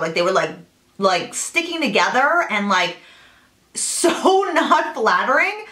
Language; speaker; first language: English; native; English